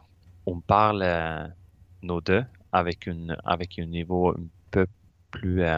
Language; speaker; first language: French; non-native, learner; Swedish